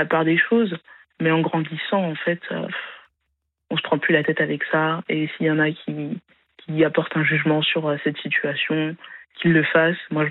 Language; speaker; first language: French; native; French